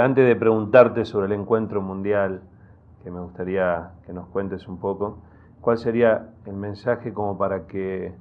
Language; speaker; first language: Spanish; native; Spanish